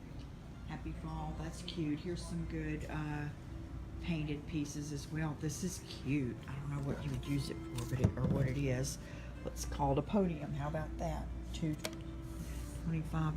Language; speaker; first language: English; native; English